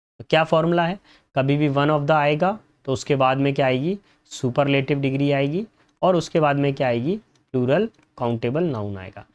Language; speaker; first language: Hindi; native; Hindi